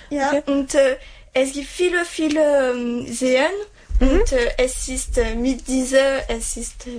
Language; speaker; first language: German; non-native, learner; French